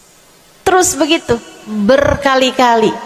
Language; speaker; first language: Indonesian; native; Indonesian